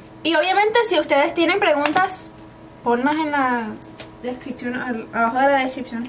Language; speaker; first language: Spanish; early bilingual, heritage; Spanish